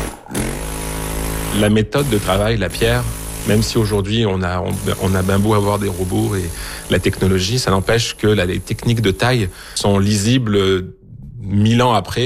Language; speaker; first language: French; native; French